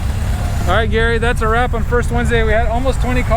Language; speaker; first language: English; native; English